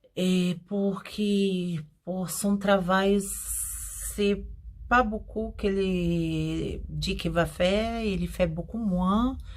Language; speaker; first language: French; non-native, learner; Portuguese